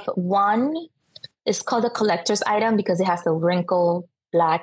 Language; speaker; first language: English; non-native, fluent; Spanish